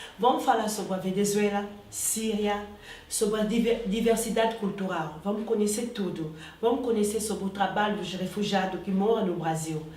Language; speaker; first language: Portuguese; non-native, fluent; Lingala